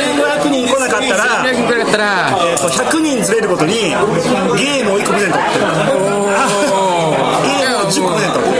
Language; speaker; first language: Japanese; native; Japanese